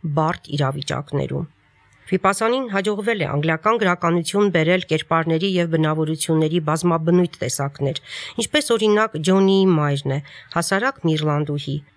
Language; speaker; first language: Armenian; native; Armenian